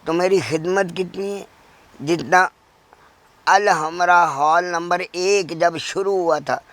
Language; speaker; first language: Urdu; non-native, local second language; Punjabi